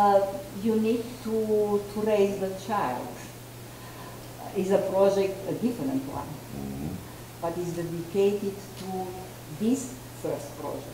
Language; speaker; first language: English; non-native, fluent; Romanian